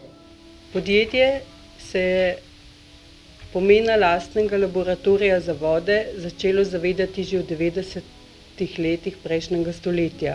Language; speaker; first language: Slovenian; native; Slovenian